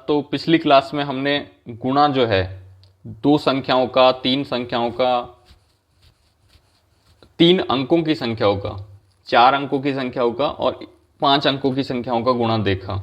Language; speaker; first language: Hindi; native; Hindi